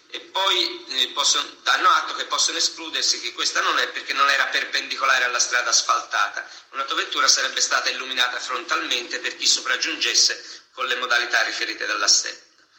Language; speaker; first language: Italian; native; Italian